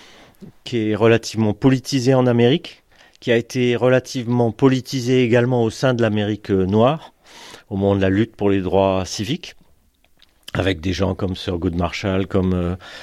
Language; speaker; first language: French; native; French